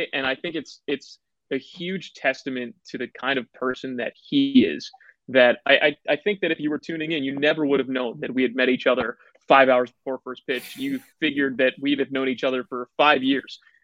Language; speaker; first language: English; native; English